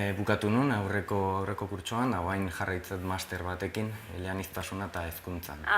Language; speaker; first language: Basque; non-native, local second language; Spanish